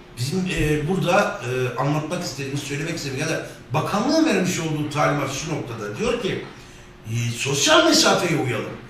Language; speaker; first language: Turkish; native; Turkish